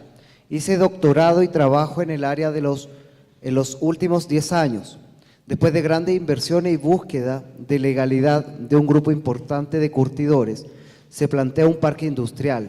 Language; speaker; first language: Spanish; native; Spanish